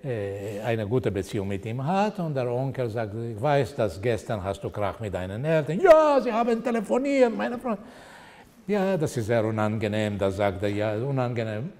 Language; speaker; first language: German; non-native, fluent; Portuguese